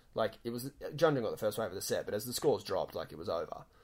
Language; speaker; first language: English; native; English